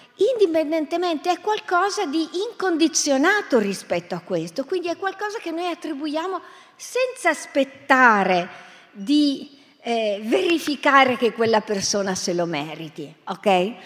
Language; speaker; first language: Italian; native; Italian